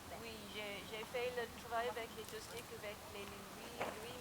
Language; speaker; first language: French; non-native, learner; English